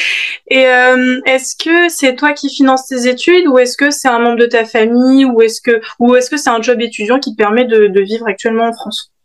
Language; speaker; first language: French; native; French